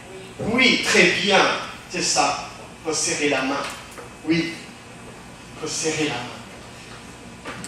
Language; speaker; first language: French; non-native, fluent; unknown